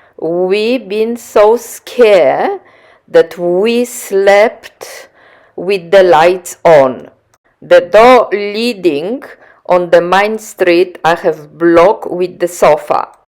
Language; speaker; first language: English; non-native, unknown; Polish